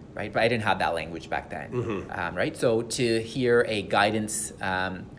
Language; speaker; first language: English; non-native, local second language; Tamil